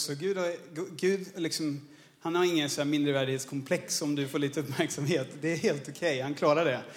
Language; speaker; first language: Swedish; non-native, fluent; English